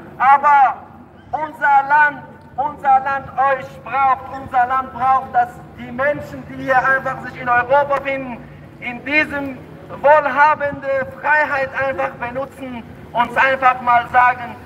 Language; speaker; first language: German; non-native, fluent; Tajik